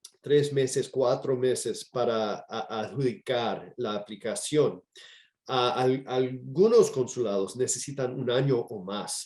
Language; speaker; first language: Spanish; non-native, fluent; English